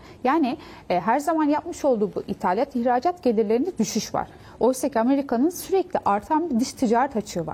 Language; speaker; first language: Turkish; native; Turkish